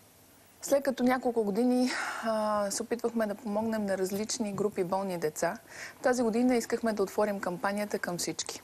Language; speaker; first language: Bulgarian; native; Bulgarian